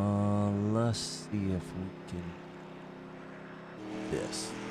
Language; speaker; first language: English; native; English